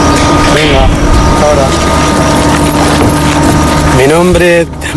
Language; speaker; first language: Spanish; non-native, learner; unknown